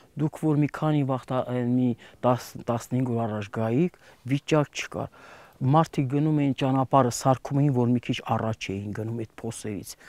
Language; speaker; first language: Armenian; native; Armenian